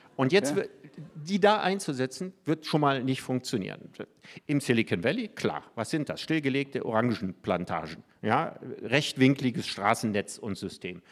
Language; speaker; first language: German; native; German